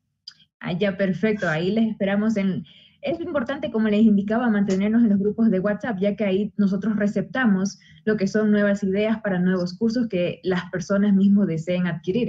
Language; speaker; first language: Spanish; native; Spanish